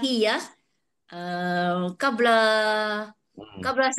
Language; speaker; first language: Arabic; non-native, learner; Malay